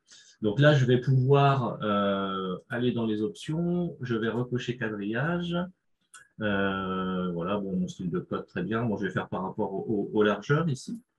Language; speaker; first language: French; native; French